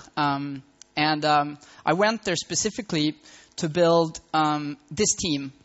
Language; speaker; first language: English; non-native, fluent; Swedish